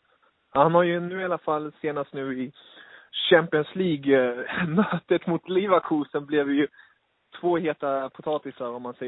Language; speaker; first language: Swedish; native; Swedish